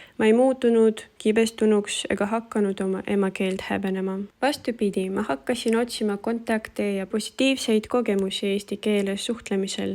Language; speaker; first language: Estonian; non-native, local second language; Russian